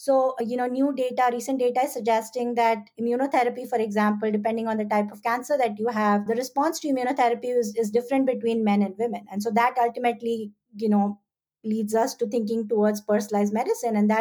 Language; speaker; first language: English; non-native, local second language; Hindi